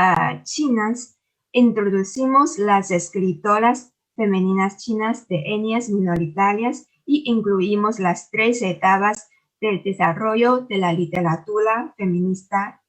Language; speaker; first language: Spanish; non-native, fluent; Chinese